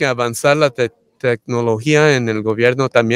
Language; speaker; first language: Spanish; early bilingual, heritage; Spanish